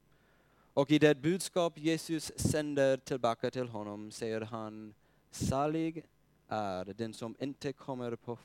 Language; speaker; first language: Swedish; non-native, fluent; English